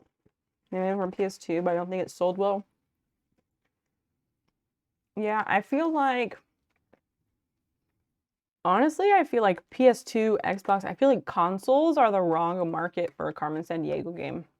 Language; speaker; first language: English; native; English